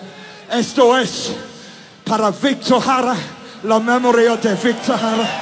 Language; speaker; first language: Spanish; non-native, learner; English